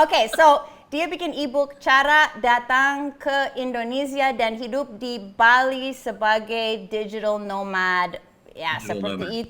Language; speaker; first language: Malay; non-native, fluent; English